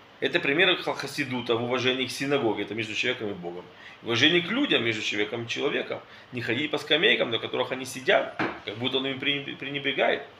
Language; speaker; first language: Russian; early bilingual, heritage; Russian